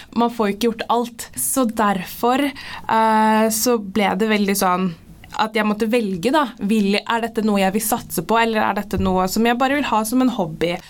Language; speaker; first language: Norwegian; early bilingual, other home language; English